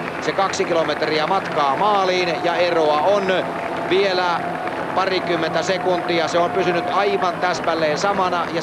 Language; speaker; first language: Finnish; native; Finnish